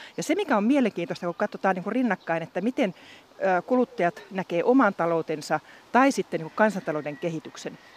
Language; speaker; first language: Finnish; native; Finnish